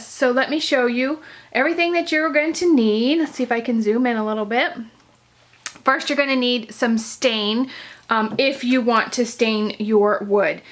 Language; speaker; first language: English; native; English